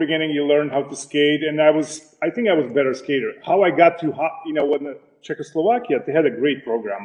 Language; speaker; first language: English; non-native, fluent; Slovak